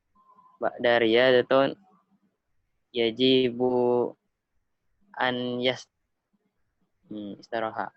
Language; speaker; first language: Arabic; non-native, learner; Indonesian